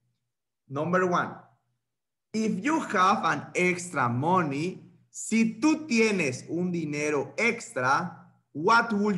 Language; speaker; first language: English; non-native, fluent; Spanish